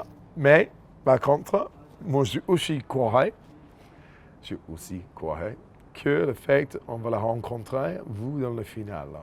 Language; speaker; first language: French; non-native, fluent; English